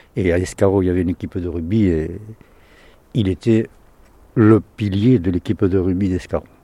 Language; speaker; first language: French; native; French